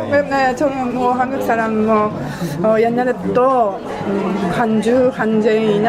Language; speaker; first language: Korean; non-native, fluent; Japanese